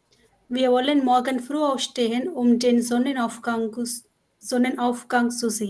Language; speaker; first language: German; non-native, learner; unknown